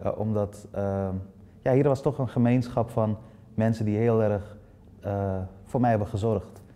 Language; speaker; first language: Dutch; early bilingual, other home language; Persian